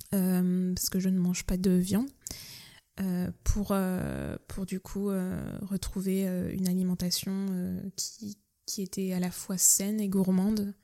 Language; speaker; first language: French; native; French